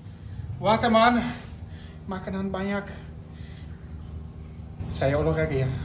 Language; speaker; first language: Indonesian; non-native, learner; Dutch